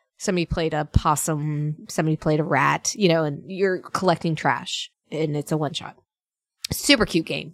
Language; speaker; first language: English; native; English